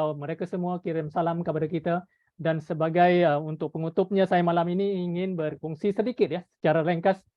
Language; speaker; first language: Malay; native; Malay